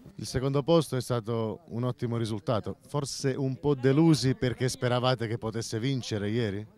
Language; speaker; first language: Italian; native; Italian